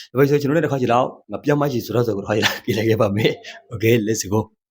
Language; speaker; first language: Burmese; native; Burmese